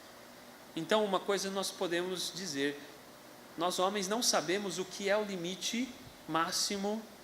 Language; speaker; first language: Portuguese; native; Portuguese